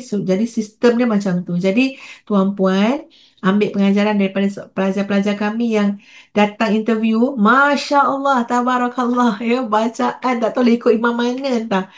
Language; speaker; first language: Malay; native; Malay